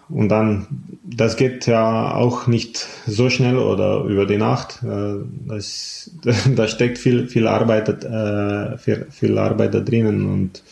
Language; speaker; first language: German; non-native, fluent; Slovenian